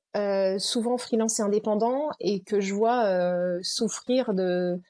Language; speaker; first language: French; native; French